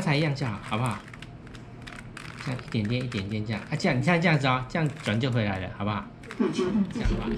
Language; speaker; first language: Chinese; native; Chinese